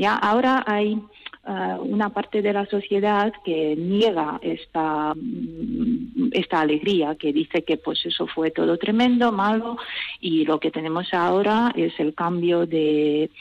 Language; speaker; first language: Spanish; non-native, fluent; Russian